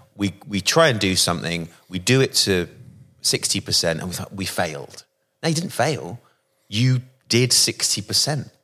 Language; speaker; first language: English; native; English